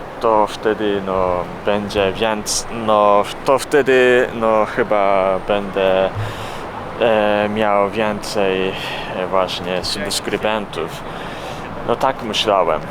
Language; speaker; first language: Polish; non-native, learner; Japanese